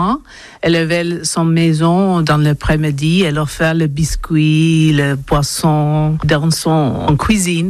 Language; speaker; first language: French; non-native, learner; English